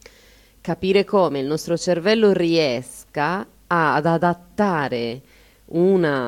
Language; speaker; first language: Italian; native; Italian